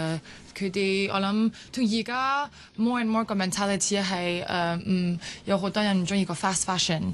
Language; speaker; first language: Cantonese; early bilingual, other home language; French